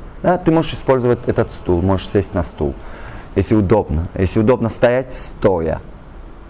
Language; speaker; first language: Russian; non-native, local second language; Tajik